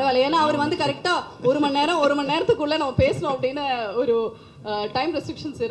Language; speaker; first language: Tamil; native; Tamil